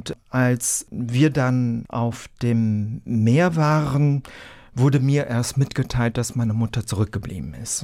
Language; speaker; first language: German; early bilingual, other home language; Vietnamese